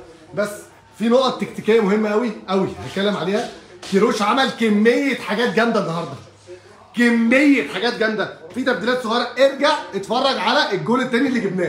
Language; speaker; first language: Arabic; native; Arabic